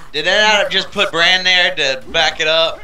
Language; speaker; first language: English; native; English